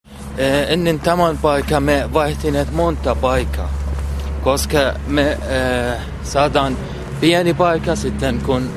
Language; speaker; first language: Finnish; non-native, learner; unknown